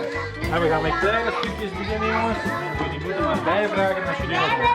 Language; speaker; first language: Dutch; native; Dutch